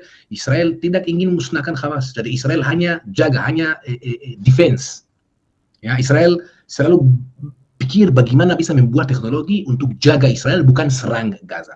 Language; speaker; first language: Indonesian; non-native, fluent; Hebrew